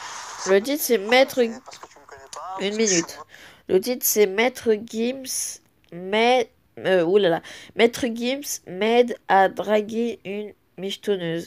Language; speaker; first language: French; native; French